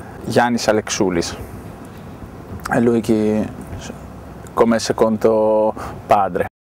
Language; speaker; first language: Italian; non-native, fluent; Greek